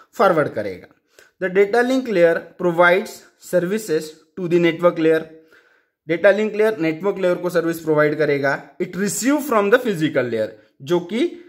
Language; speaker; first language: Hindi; non-native, local second language; Marathi